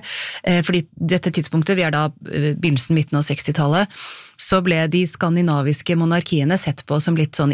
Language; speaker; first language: Norwegian; native; Norwegian